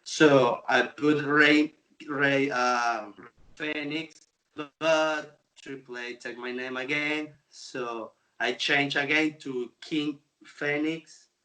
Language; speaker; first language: English; non-native, local second language; Spanish